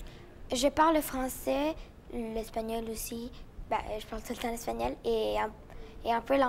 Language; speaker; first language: French; early bilingual, other home language; Spanish